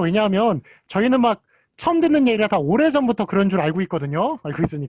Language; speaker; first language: Korean; native; Korean